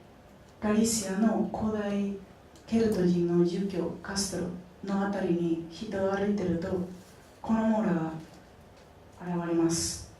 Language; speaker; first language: Japanese; non-native, fluent; Spanish